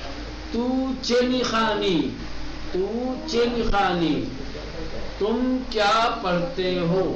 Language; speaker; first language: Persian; non-native, fluent; Urdu